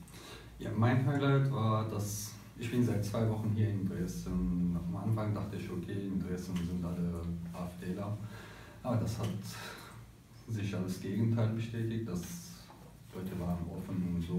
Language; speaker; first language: German; non-native, fluent; Arabic